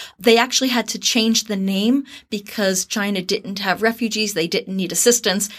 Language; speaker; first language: English; native; English